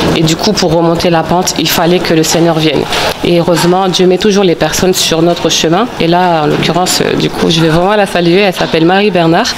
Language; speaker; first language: French; early bilingual, other home language; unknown